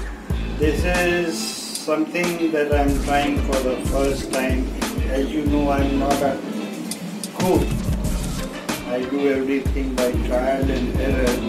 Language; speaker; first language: English; non-native, local second language; Hindi